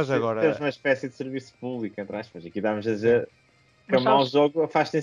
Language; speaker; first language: Portuguese; native; Portuguese